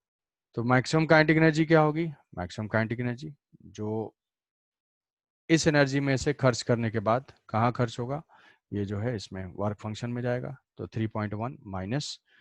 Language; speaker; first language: Hindi; native; Hindi